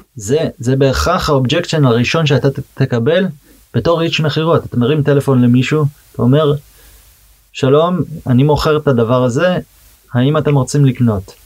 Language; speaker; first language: Hebrew; early bilingual, heritage; Hebrew